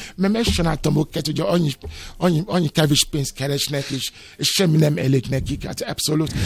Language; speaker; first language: Hungarian; non-native, fluent; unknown